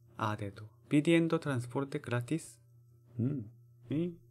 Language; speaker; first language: Spanish; non-native, learner; Korean